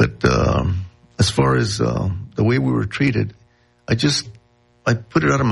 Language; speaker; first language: English; non-native, local second language; Spanish